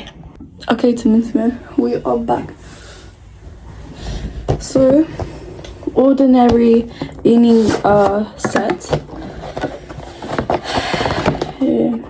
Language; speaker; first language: English; non-native, learner; Indonesian